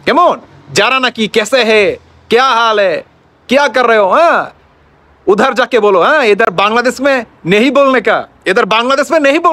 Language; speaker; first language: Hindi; non-native, local second language; Bangla